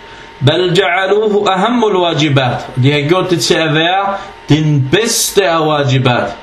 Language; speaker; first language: Danish; early bilingual, other home language; Arabic